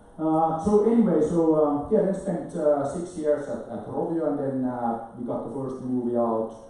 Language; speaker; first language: English; non-native, fluent; Finnish